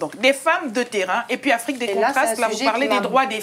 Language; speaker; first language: French; native; French